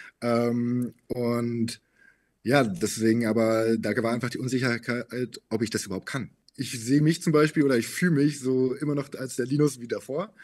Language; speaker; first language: German; native; German